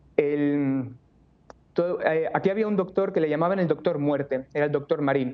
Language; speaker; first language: Spanish; native; Spanish